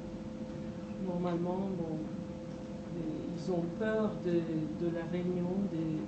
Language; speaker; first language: French; non-native, fluent; Persian